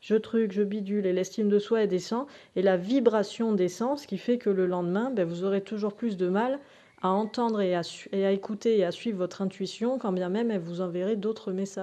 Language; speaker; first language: French; native; French